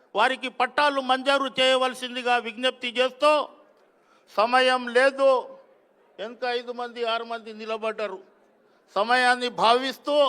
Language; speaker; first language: Telugu; non-native, local second language; Lambadi